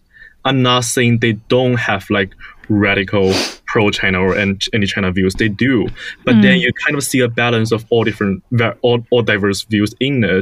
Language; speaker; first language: English; non-native, fluent; Chinese